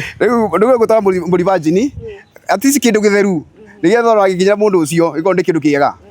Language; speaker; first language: Kikuyu; non-native, local second language; Embu